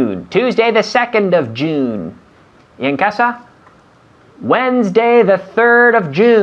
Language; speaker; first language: English; non-native, fluent; Spanish